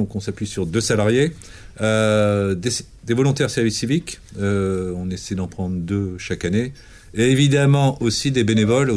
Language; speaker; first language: French; native; French